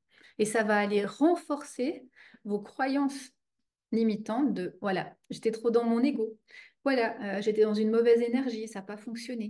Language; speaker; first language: French; native; French